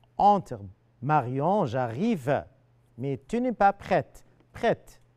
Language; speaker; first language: French; non-native, fluent; Arabic